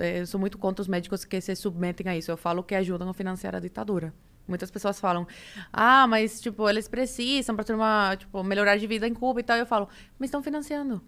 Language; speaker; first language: Portuguese; early bilingual, other home language; Spanish